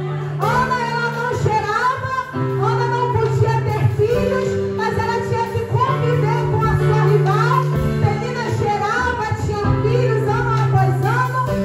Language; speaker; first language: Portuguese; native; Portuguese